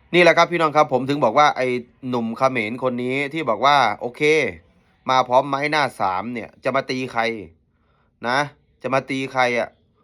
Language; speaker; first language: Thai; native; Thai